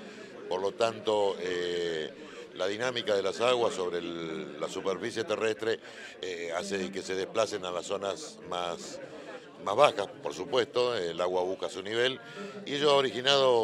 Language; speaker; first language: Spanish; native; Spanish